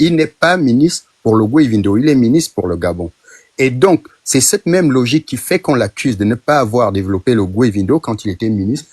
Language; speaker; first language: French; non-native, local second language; Fang